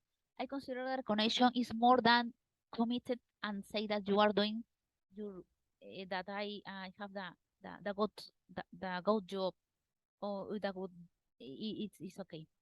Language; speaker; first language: English; non-native, learner; Spanish